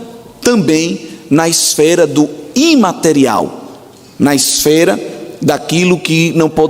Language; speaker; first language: Portuguese; native; Portuguese